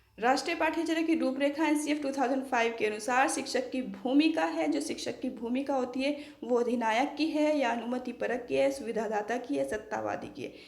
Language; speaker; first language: Hindi; native; Hindi